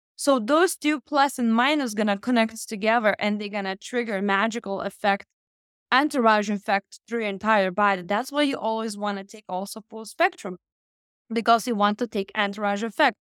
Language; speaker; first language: English; non-native, fluent; Lithuanian